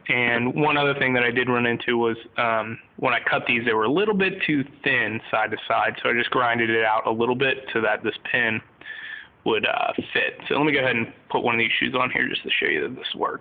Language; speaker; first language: English; native; English